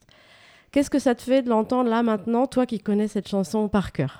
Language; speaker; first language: French; native; French